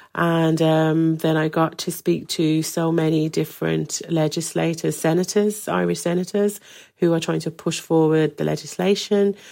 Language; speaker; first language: English; native; English